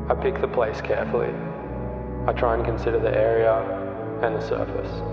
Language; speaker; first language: English; native; English